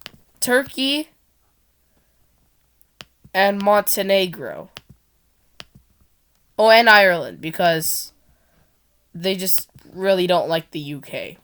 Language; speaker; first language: English; non-native, fluent; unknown